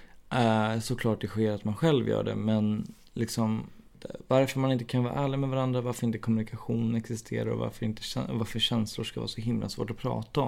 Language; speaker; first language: Swedish; native; Swedish